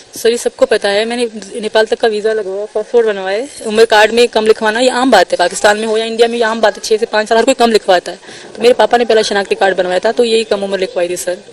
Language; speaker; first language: Urdu; non-native, local second language; Sindhi